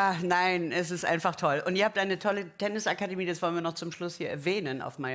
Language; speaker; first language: German; native; German